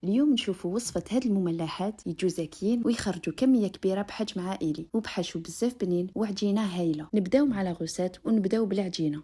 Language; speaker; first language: Arabic; native; Arabic